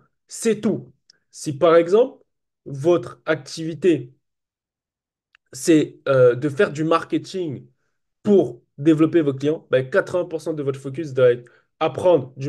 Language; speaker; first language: French; native; French